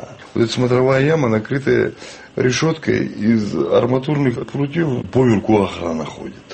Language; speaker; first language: Russian; non-native, local second language; Chechen